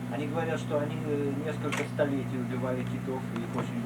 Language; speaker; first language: Russian; native; Russian